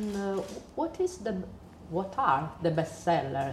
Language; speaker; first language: English; non-native, learner; Italian